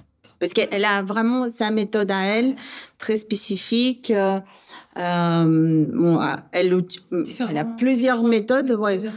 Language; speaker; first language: French; non-native, fluent; Russian